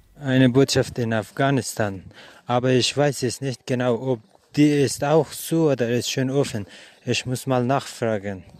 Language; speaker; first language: German; non-native, learner; Persian